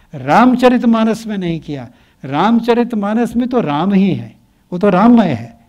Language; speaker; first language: Hindi; native; Hindi